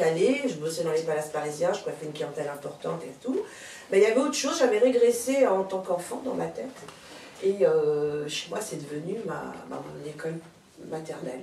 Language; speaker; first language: French; native; French